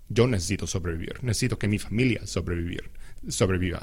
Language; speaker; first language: Spanish; non-native, fluent; English